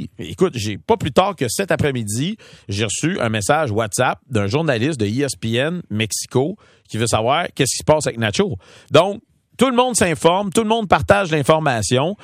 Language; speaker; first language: French; native; French